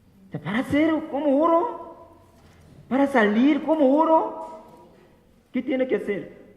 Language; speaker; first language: Spanish; non-native, fluent; Korean